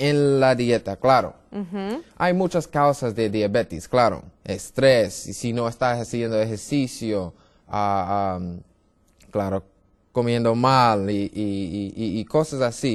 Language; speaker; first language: Spanish; non-native, learner; English